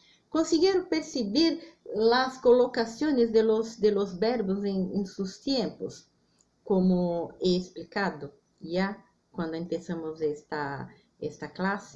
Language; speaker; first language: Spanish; non-native, fluent; Portuguese